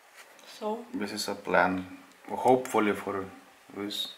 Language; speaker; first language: English; non-native, fluent; Lithuanian